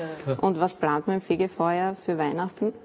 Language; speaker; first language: German; native; German